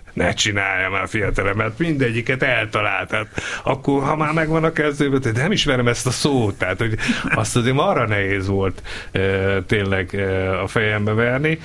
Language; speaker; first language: Hungarian; native; Hungarian